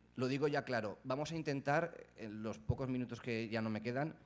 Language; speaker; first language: Spanish; native; Spanish